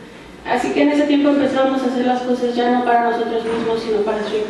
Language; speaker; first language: Spanish; native; Spanish